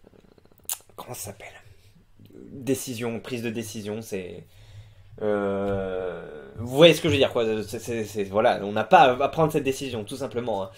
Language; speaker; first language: French; native; French